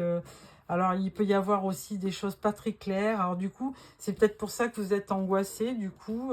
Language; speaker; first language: French; native; French